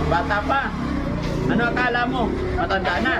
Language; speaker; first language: Filipino; native; Filipino